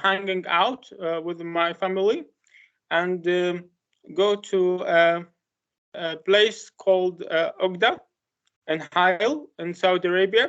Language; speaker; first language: English; non-native, learner; Arabic